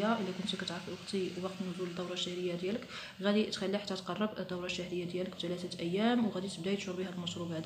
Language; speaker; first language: Arabic; native; Arabic